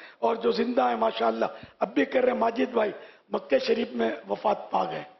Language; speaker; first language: Urdu; native; Urdu